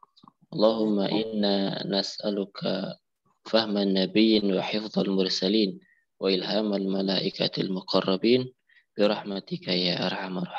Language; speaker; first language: Arabic; non-native, fluent; Indonesian